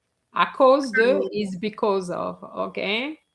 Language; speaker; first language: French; non-native, fluent; English